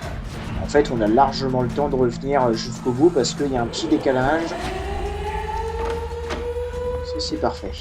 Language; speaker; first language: French; native; French